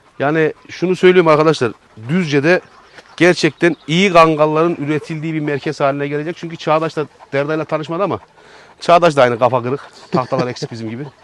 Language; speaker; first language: Turkish; native; Turkish